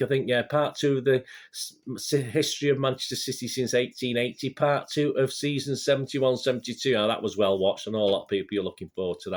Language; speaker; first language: English; native; English